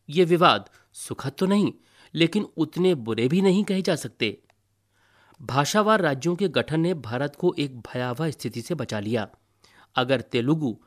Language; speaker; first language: Hindi; native; Hindi